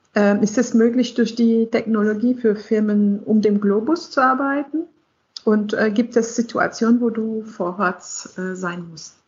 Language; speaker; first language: German; non-native, fluent; English